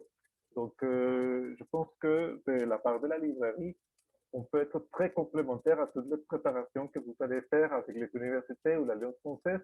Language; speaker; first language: French; non-native, fluent; Spanish